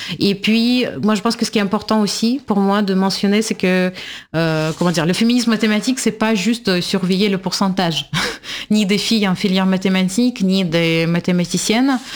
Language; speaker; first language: French; non-native, fluent; Russian